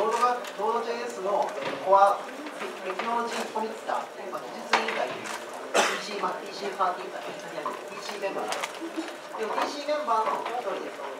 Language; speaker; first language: Japanese; native; Japanese